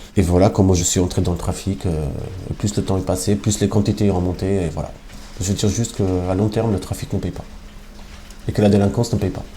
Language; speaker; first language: French; non-native, fluent; Albanian